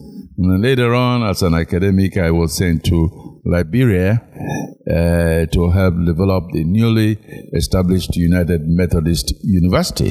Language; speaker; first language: English; non-native, local second language; Krio